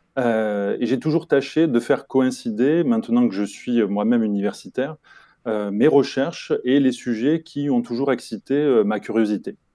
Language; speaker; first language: French; native; French